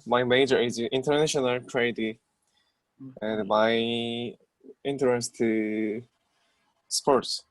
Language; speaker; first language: English; non-native, learner; Korean